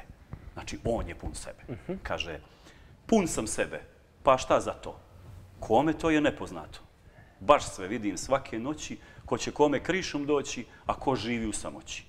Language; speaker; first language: Serbian; native; Serbian